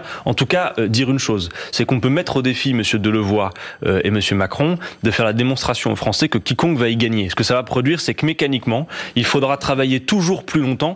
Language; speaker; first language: French; native; French